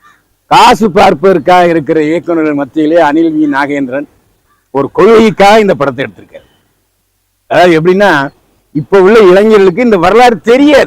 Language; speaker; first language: Tamil; native; Tamil